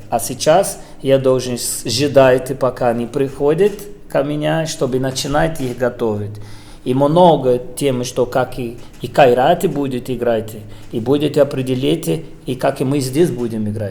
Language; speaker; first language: Russian; non-native, fluent; Portuguese